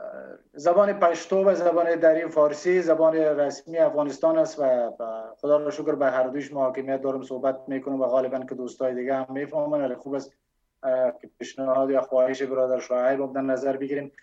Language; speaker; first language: Persian; non-native, local second language; Pashto